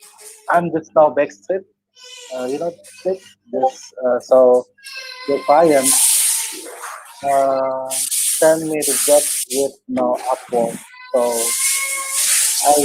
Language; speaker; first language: English; non-native, learner; Indonesian